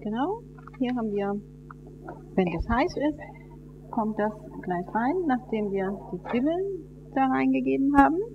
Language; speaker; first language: German; native; German